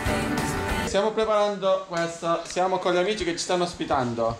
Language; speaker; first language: Italian; native; Italian